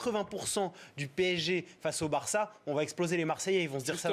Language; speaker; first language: French; native; French